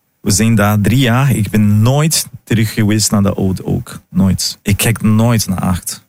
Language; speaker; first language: Dutch; non-native, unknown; Portuguese